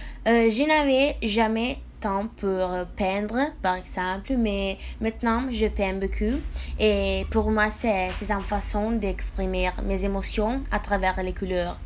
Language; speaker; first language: French; non-native, fluent; Italian